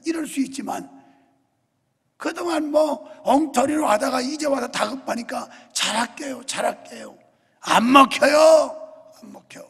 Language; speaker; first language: Korean; native; Korean